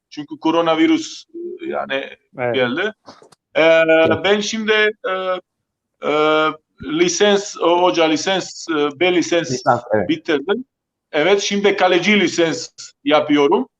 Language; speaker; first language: Turkish; non-native, learner; Croatian